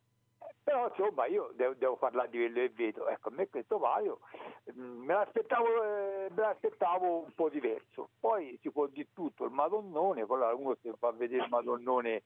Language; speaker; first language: Italian; native; Italian